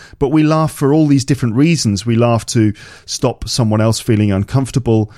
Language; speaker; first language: English; native; English